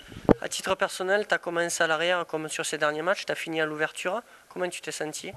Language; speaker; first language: French; native; French